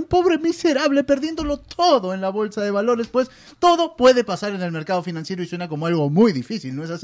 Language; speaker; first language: Spanish; native; Spanish